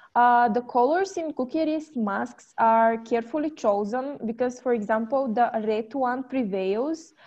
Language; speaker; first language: English; non-native, fluent; Bulgarian